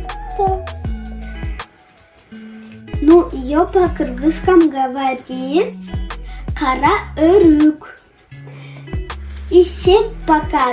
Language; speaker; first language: Russian; non-native, local second language; Kyrgyz